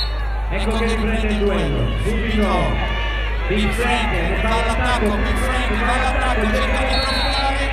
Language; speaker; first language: Italian; native; Italian